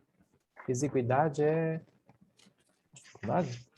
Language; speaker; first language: Portuguese; native; Portuguese